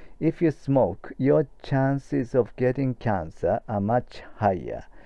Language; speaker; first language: English; non-native, fluent; Japanese